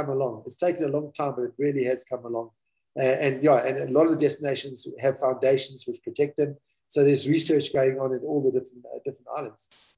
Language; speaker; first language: English; native; English